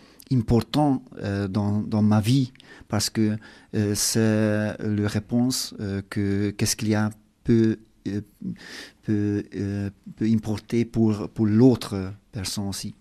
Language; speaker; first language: French; non-native, learner; Hungarian